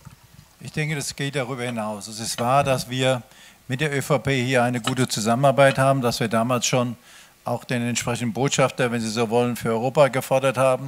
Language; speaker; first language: German; native; German